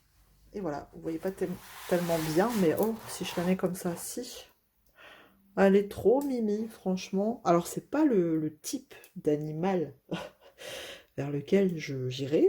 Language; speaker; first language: French; native; French